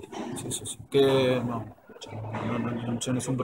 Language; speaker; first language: Italian; non-native, fluent; Spanish